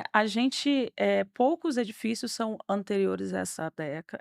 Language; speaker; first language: Portuguese; native; Portuguese